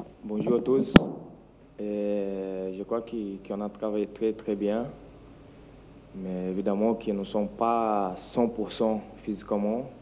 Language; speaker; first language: French; non-native, fluent; Portuguese